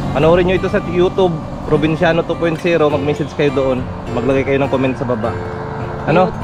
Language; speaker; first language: Filipino; non-native, local second language; Cebuano